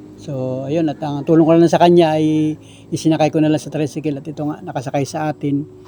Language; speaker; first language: Filipino; native; Filipino